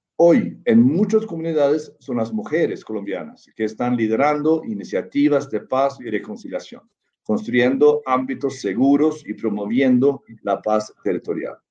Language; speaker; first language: Spanish; non-native, fluent; Norwegian